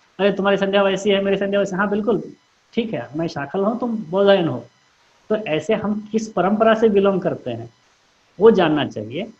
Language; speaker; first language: Hindi; non-native, local second language; Kannada